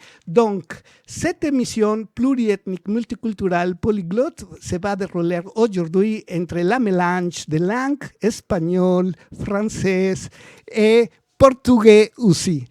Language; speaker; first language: French; non-native, learner; Spanish